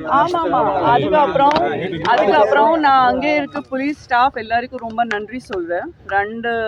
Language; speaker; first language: Tamil; non-native, fluent; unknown